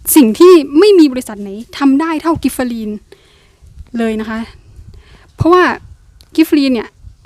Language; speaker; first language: Thai; native; Thai